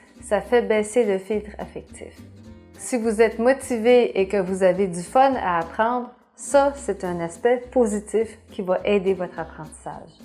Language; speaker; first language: French; native; French